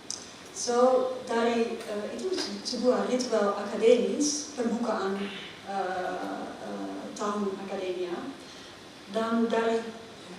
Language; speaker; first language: Indonesian; non-native, learner; Dutch